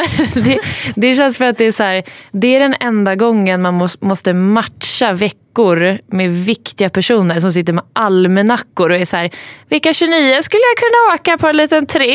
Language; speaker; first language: Swedish; native; Swedish